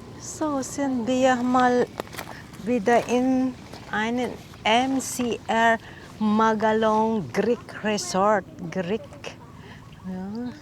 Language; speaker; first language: German; non-native, learner; Filipino